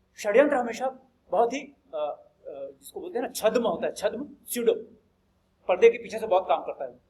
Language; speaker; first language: Hindi; native; Hindi